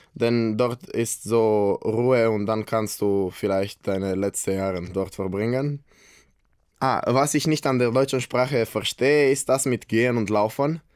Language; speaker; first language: German; non-native, fluent; Romanian